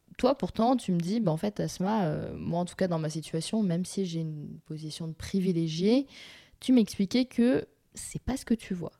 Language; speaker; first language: French; native; French